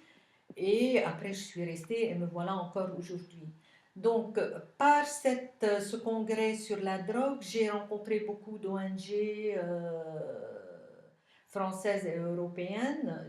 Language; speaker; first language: French; non-native, local second language; Arabic